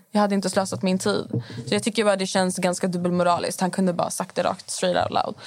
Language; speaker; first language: Swedish; early bilingual, other home language; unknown